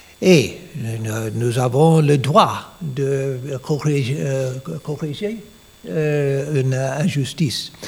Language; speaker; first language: French; non-native, learner; English